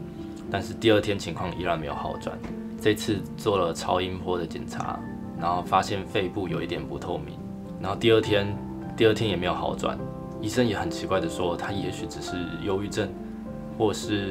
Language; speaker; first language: Chinese; native; Chinese